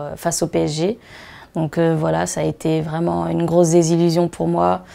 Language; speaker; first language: French; native; French